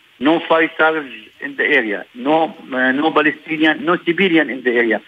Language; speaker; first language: English; non-native, learner; Arabic